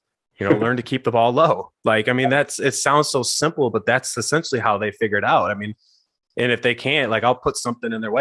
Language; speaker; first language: English; native; English